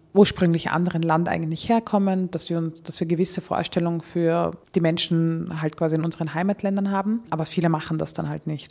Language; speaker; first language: German; early bilingual, other home language; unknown